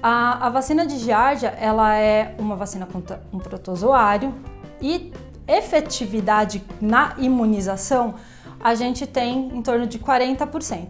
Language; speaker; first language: Portuguese; native; Portuguese